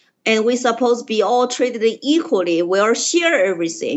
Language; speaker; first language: English; non-native, fluent; Chinese